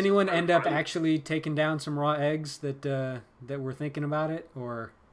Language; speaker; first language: English; native; English